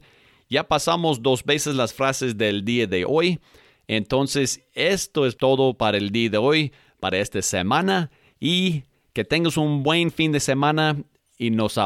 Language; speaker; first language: Spanish; non-native, fluent; English